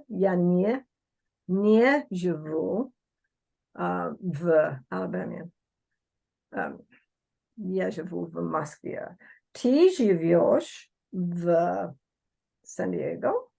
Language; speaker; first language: Russian; non-native, fluent; English